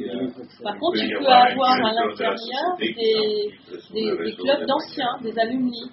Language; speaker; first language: French; native; French